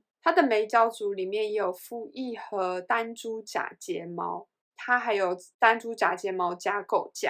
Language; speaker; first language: Chinese; native; Chinese